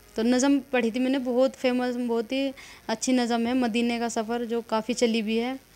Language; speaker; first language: Hindi; native; Hindi